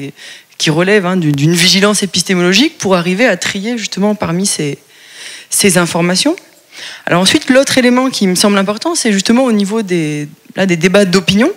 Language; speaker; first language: French; native; French